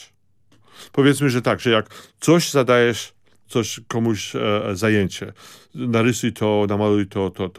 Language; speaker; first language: Polish; early bilingual, heritage; Polish